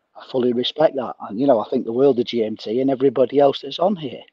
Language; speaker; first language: English; native; English